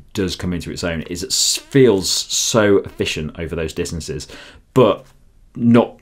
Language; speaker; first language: English; native; English